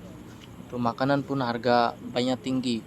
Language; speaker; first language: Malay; non-native, learner; Bangla